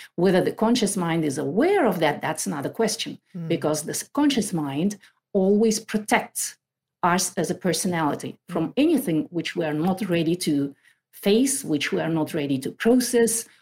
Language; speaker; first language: English; non-native, fluent; Kazakh